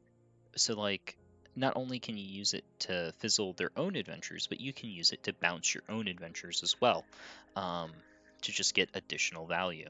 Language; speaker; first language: English; native; English